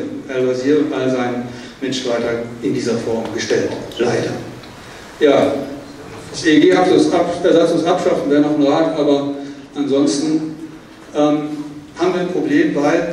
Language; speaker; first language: German; native; German